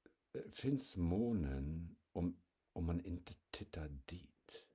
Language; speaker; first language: Swedish; non-native, fluent; German